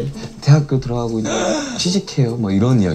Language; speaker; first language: Korean; native; Korean